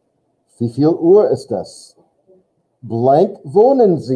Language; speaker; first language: German; non-native, fluent; English